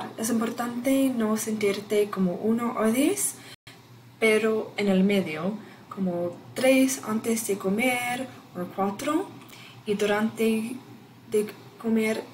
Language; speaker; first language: Spanish; non-native, fluent; English